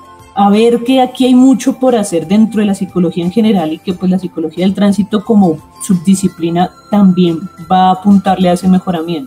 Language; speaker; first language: Spanish; native; Spanish